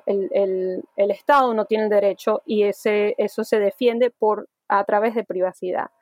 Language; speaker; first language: Spanish; early bilingual, heritage; Spanish